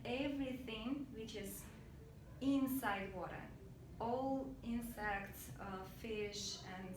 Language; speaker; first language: English; non-native, learner; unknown